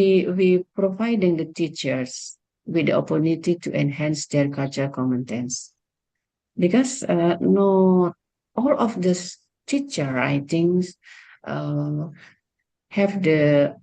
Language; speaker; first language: English; non-native, learner; Indonesian